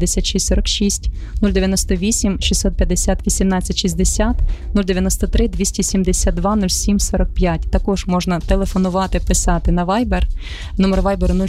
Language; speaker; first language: Ukrainian; native; Ukrainian